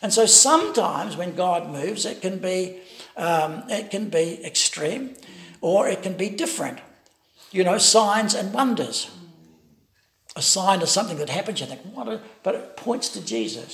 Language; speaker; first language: English; native; English